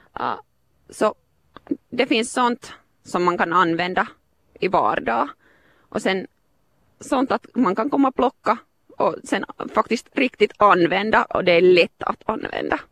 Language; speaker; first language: Swedish; non-native, local second language; Finnish